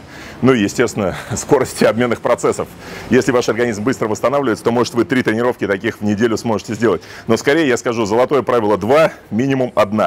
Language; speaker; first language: Russian; native; Russian